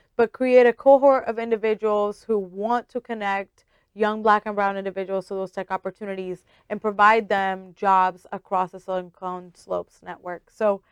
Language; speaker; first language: English; early bilingual, other home language; Spanish